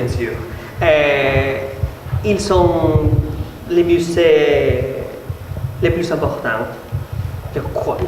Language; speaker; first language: French; non-native, learner; Spanish